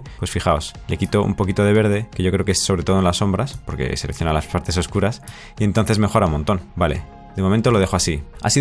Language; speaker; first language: Spanish; native; Spanish